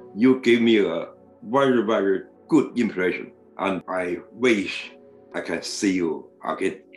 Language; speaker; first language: English; non-native, learner; Chinese